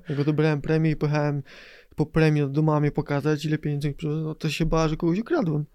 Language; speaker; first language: Polish; native; Polish